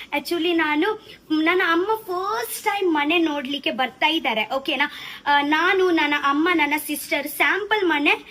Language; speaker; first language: Kannada; non-native, local second language; Tulu